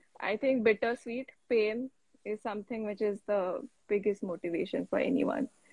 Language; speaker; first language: English; non-native, local second language; Marathi